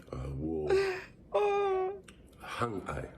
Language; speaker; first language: Chinese; non-native, learner; English